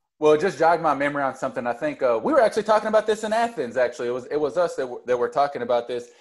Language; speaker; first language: English; native; English